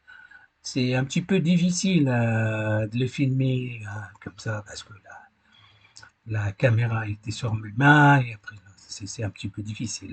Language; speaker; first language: French; non-native, learner; Arabic